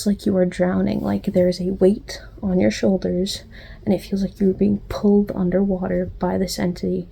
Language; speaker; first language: English; native; English